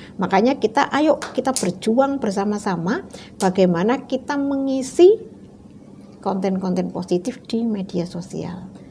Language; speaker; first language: Indonesian; native; Indonesian